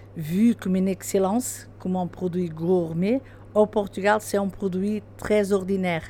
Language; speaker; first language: French; non-native, fluent; Portuguese